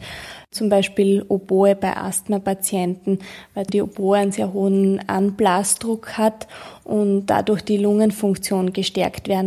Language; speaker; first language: German; native; German